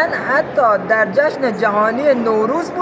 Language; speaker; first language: Persian; native; Persian